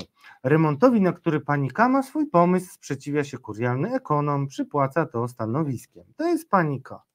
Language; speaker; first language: Polish; native; Polish